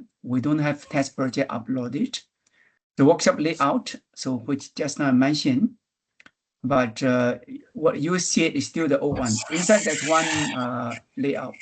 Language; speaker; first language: English; non-native, learner; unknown